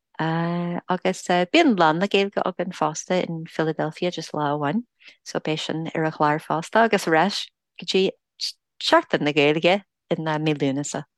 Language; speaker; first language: Irish; non-native, fluent; English